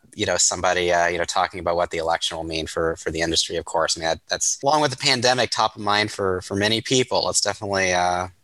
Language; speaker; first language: English; native; English